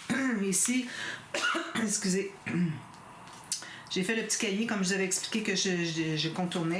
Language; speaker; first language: French; native; French